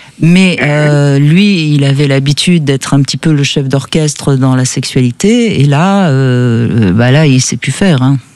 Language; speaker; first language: French; native; French